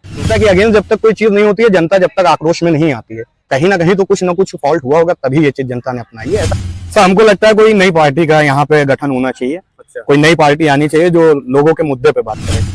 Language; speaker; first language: Hindi; native; Hindi